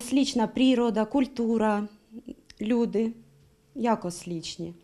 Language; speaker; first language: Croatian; non-native, learner; Ukrainian